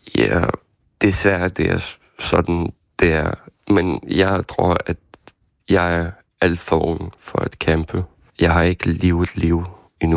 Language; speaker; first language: Danish; non-native, fluent; Ukrainian